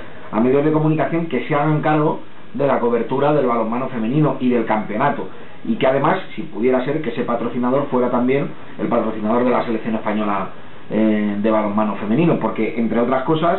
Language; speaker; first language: Spanish; native; Spanish